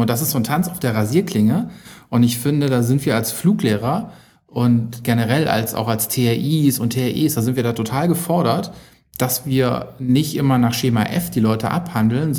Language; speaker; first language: German; native; German